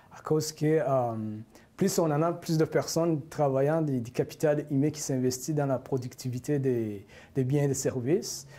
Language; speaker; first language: French; non-native, local second language; Rundi